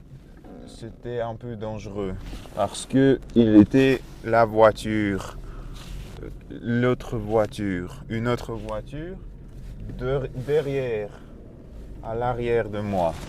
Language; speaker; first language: French; non-native, learner; Russian